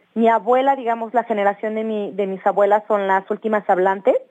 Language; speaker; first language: Spanish; native; Spanish